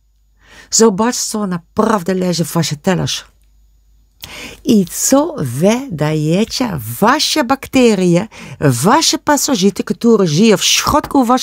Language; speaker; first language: Polish; non-native, learner; Dutch